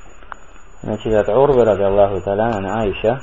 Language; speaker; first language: Russian; native; Russian